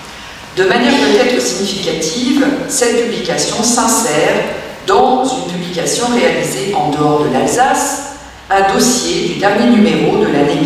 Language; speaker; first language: French; native; French